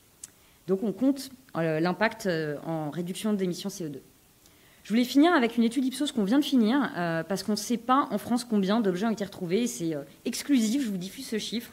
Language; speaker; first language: French; native; French